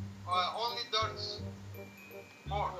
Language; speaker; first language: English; non-native, learner; Turkish